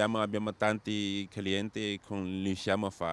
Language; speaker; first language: Italian; non-native, learner; Chinese